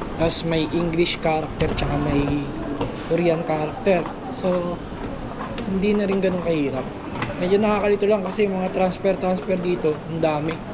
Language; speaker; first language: Filipino; native; Filipino